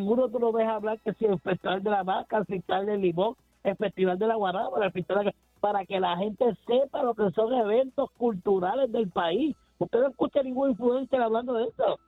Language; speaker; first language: Spanish; native; Spanish